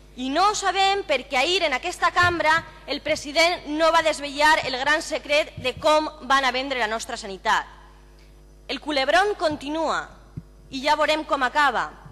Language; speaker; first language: Catalan; native; Catalan